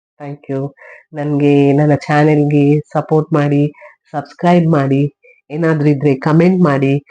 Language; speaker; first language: Kannada; non-native, local second language; Tulu